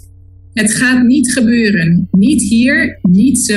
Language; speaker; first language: Dutch; non-native, learner; Spanish